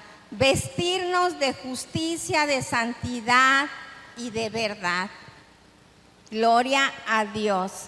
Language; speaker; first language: Spanish; native; Spanish